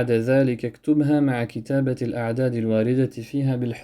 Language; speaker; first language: Arabic; non-native, fluent; French